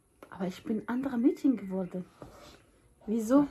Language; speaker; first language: German; non-native, learner; Somali